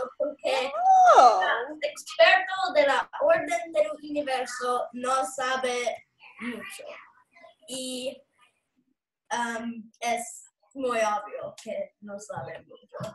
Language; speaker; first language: Spanish; non-native, learner; English